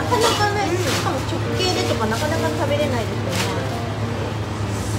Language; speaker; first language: Japanese; native; Japanese